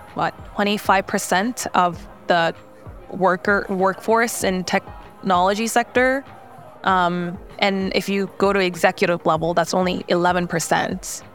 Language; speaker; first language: English; non-native, fluent; Korean